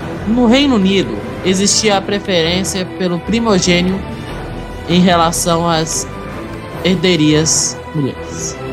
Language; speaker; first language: Portuguese; native; Portuguese